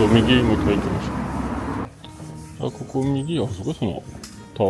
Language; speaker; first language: Japanese; non-native, learner; French